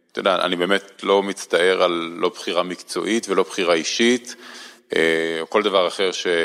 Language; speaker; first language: Hebrew; native; Hebrew